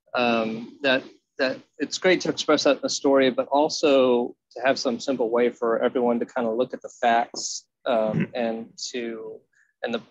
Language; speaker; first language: English; native; English